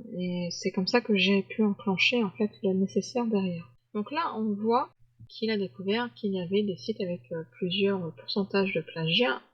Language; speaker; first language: French; native; French